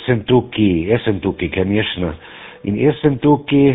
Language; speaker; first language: Russian; non-native, learner; German